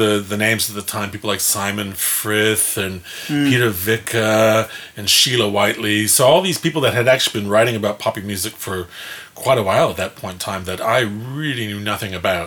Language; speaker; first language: English; native; English